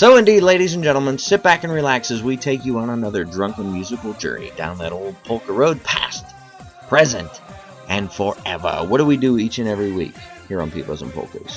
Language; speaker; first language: English; native; English